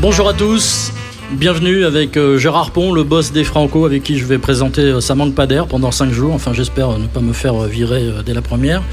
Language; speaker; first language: French; native; French